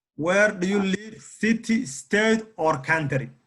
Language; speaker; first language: English; non-native, learner; Somali